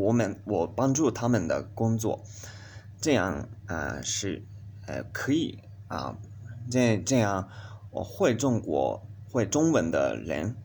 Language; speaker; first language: Chinese; non-native, learner; Japanese